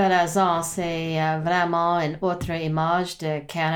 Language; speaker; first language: French; non-native, learner; English